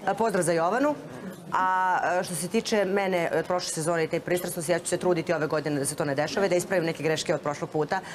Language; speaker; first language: Serbian; native; Serbian